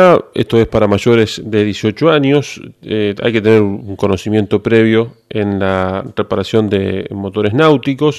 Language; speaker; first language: Spanish; native; Spanish